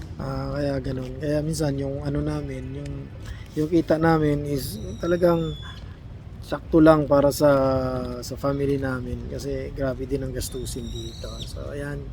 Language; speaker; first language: Filipino; native; Filipino